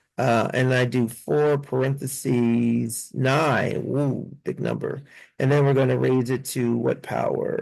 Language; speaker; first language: English; native; English